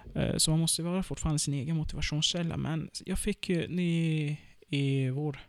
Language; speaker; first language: Swedish; early bilingual, other home language; Turkish